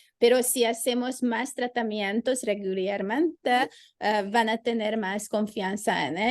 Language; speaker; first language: Spanish; non-native, fluent; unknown